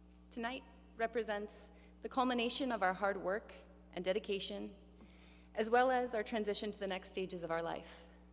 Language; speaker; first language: English; native; English